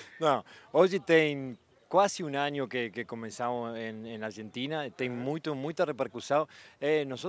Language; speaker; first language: Portuguese; non-native, learner; Spanish